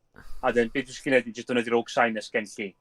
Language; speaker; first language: Welsh; native; Welsh